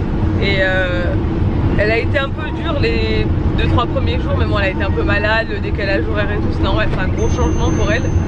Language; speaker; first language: French; native; French